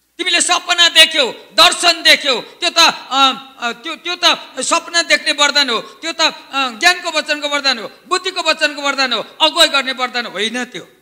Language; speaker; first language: Nepali; native; Nepali